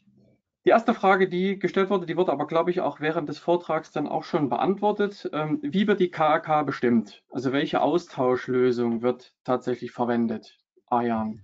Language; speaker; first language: German; native; German